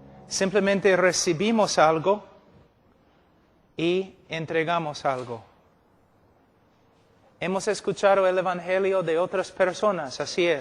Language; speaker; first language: Spanish; non-native, fluent; English